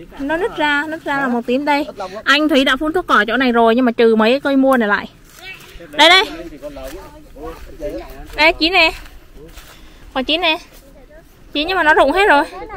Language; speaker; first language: Vietnamese; native; Vietnamese